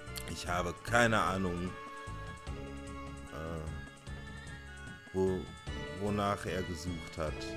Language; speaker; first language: German; native; German